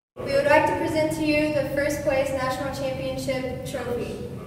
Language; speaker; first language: English; native; English